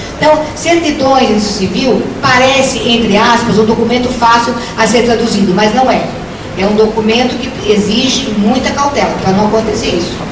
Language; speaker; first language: Portuguese; native; Portuguese